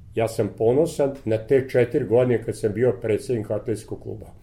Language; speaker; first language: Serbian; native; Serbian